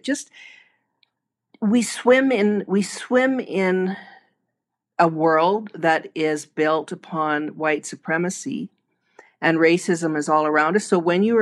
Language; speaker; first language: English; native; English